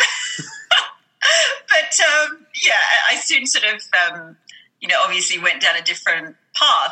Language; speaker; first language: English; native; English